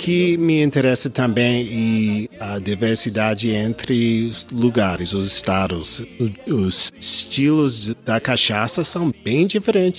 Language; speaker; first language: Portuguese; non-native, learner; English